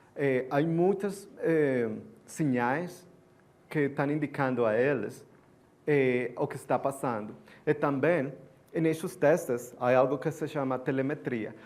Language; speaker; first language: Portuguese; non-native, learner; Spanish